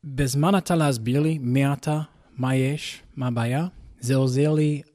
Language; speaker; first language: Hebrew; non-native, learner; English